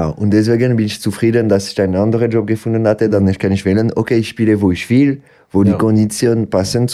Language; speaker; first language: German; non-native, local second language; French